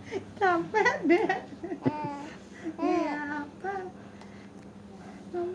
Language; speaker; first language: Indonesian; native; Indonesian